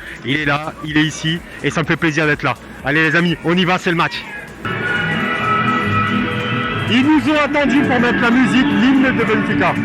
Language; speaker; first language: French; native; French